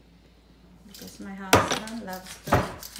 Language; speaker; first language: English; non-native, local second language; Filipino